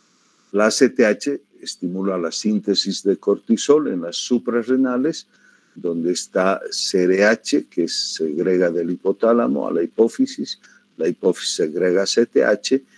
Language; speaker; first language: Spanish; native; Spanish